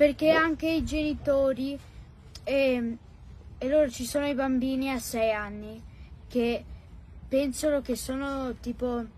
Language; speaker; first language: Italian; early bilingual, heritage; Italian